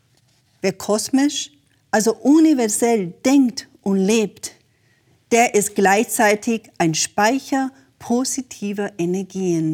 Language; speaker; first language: German; native; German